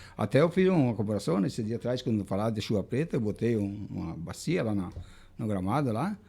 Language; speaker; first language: Portuguese; native; Portuguese